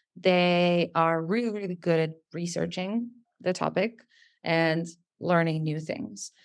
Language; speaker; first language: English; non-native, fluent; Serbian